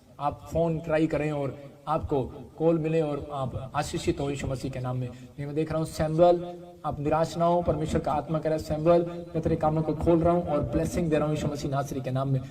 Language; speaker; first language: Hindi; non-native, local second language; Punjabi